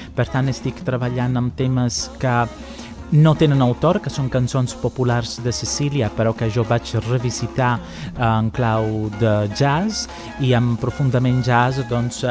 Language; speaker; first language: Catalan; non-native, fluent; Italian